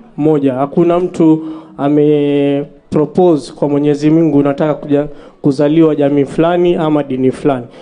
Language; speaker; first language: Swahili; native; Swahili